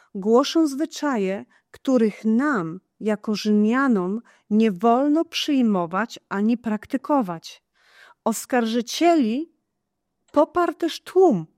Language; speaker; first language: Polish; non-native, fluent; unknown